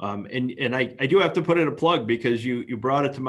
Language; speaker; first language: English; native; English